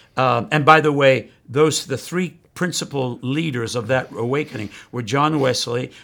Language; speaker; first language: English; native; English